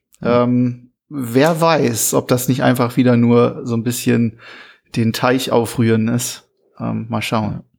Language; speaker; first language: German; native; German